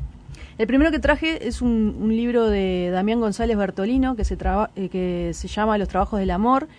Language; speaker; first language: Spanish; native; Spanish